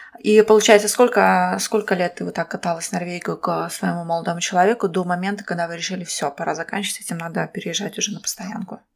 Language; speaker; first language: Russian; native; Russian